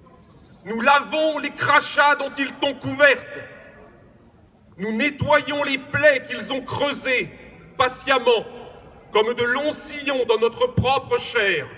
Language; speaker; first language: French; native; French